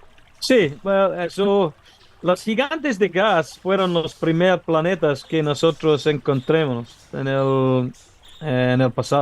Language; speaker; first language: Spanish; non-native, learner; English